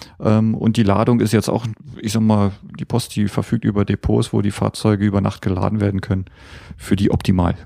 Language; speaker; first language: German; native; German